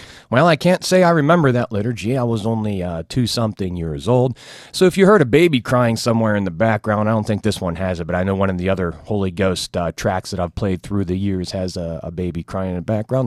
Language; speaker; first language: English; native; English